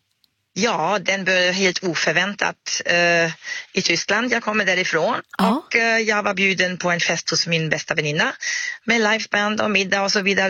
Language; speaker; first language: Swedish; non-native, fluent; German